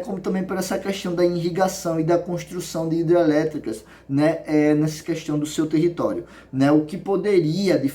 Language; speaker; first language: Portuguese; native; Portuguese